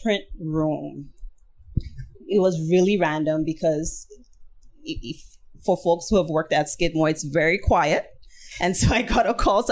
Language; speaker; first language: English; non-native, local second language; Yoruba